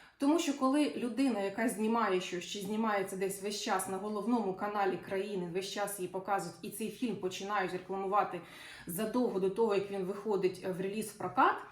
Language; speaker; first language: Ukrainian; non-native, local second language; Russian